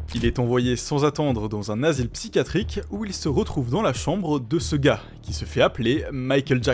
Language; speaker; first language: French; native; French